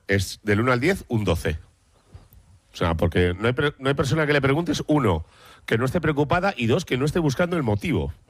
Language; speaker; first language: Spanish; native; Spanish